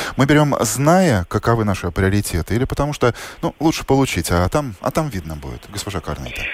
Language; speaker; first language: Russian; native; Russian